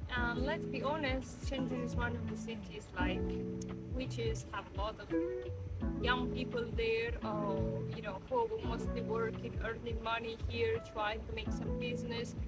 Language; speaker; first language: English; non-native, fluent; Russian